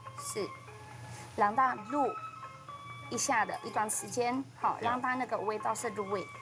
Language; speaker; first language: Chinese; non-native, fluent; Indonesian